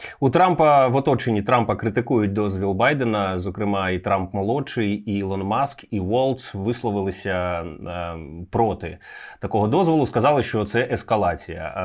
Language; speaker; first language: Ukrainian; native; Ukrainian